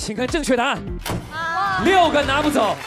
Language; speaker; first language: Chinese; native; Chinese